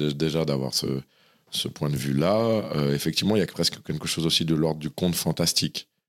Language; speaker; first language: French; native; French